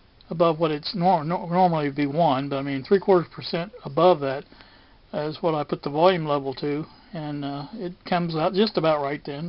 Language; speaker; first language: English; native; English